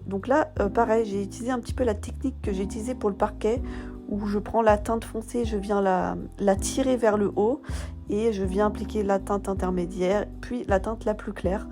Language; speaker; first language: French; native; French